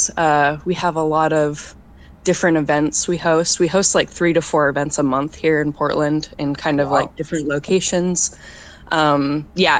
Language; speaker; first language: English; native; English